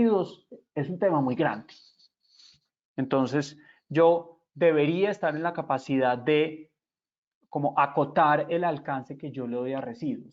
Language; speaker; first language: Spanish; native; Spanish